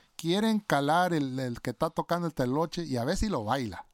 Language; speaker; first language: Spanish; early bilingual, other home language; English